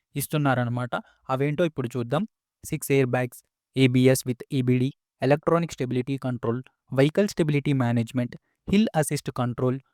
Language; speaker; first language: Telugu; native; Telugu